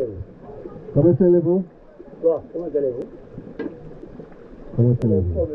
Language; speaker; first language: French; non-native, learner; English